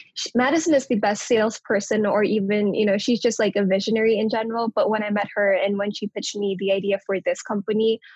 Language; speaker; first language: English; non-native, local second language; Nepali